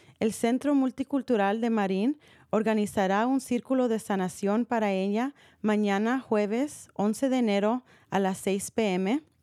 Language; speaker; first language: Spanish; early bilingual, heritage; Spanish